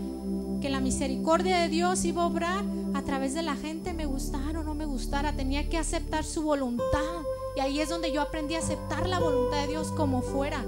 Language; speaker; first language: Spanish; native; Spanish